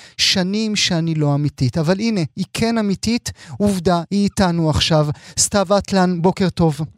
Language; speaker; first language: Hebrew; native; Hebrew